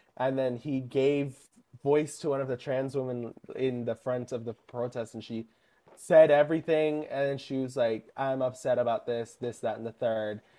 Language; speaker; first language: English; native; English